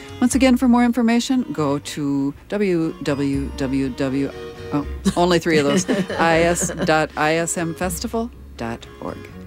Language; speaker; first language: English; native; English